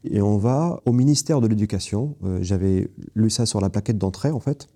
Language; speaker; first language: French; non-native, fluent; Arabic